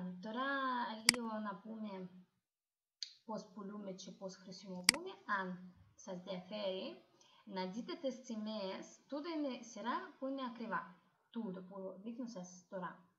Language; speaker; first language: Greek; non-native, learner; Russian